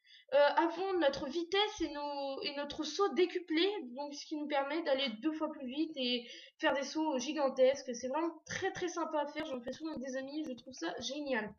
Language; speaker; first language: French; native; French